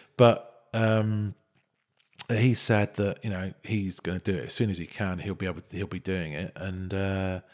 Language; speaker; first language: English; native; English